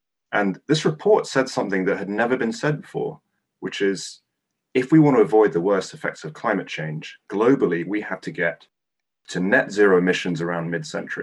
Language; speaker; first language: English; non-native, local second language; Cantonese